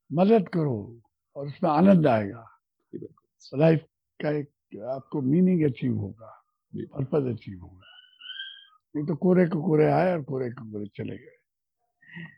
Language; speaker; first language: Hindi; native; Hindi